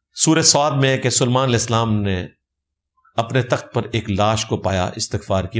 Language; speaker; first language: Urdu; non-native, local second language; Punjabi